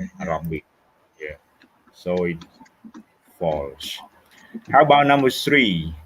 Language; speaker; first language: English; non-native, fluent; Khmer